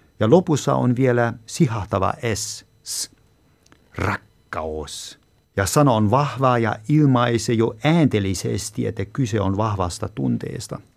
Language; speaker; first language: Finnish; non-native, fluent; German